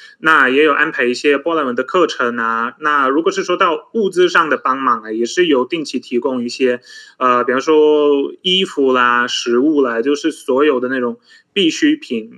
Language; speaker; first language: Chinese; non-native, fluent; Polish